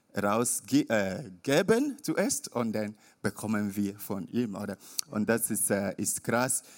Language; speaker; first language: German; non-native, learner; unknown